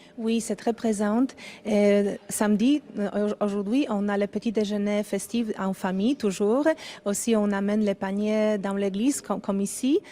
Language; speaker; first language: French; non-native, fluent; Polish